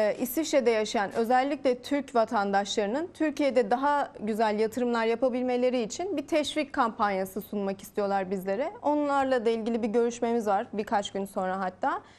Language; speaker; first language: Turkish; native; Turkish